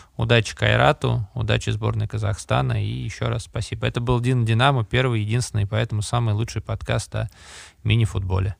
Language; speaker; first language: Russian; native; Russian